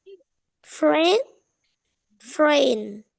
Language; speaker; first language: English; non-native, learner; Vietnamese